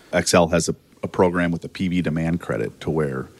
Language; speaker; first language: English; native; English